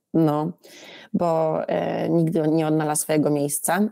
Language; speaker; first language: Polish; early bilingual, heritage; Polish